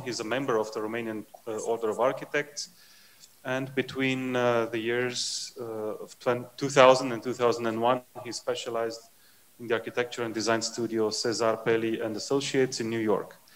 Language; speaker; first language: English; non-native, fluent; Romanian